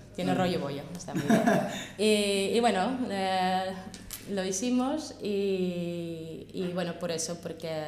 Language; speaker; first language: Spanish; non-native, fluent; Russian